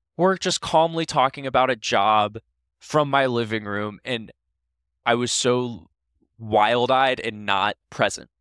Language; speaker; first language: English; native; English